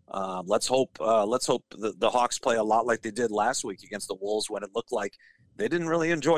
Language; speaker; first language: English; native; English